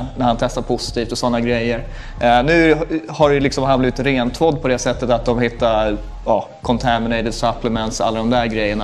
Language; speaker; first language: Swedish; native; Swedish